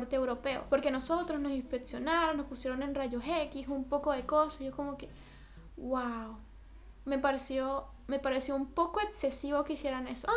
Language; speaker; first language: Spanish; native; Spanish